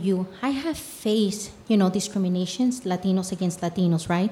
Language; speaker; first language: English; non-native, fluent; Spanish